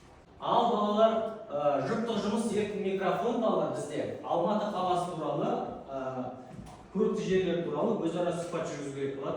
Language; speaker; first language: Kazakh; native; Kazakh